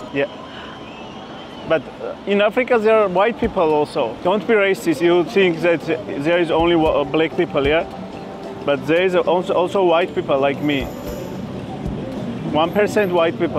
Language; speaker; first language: English; non-native, learner; Georgian